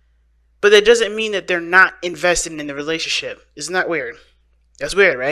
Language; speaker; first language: English; native; English